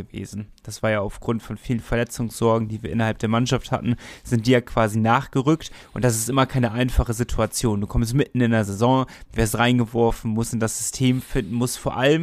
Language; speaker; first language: German; native; German